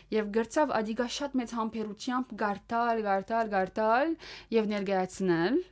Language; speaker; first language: Armenian; early bilingual, heritage; Armenian